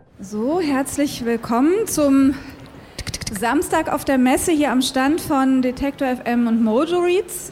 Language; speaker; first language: German; native; German